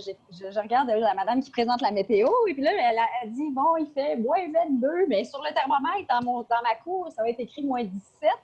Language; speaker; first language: French; native; French